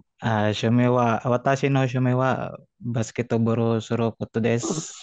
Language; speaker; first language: Japanese; non-native, learner; Filipino